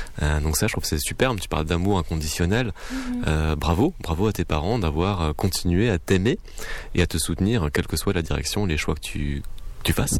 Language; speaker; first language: French; native; French